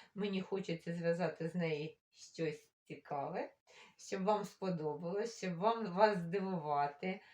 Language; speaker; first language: Ukrainian; non-native, local second language; Russian